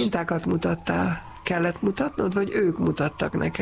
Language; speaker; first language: Hungarian; native; Hungarian